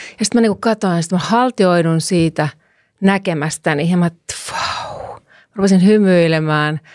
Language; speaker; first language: Finnish; native; Finnish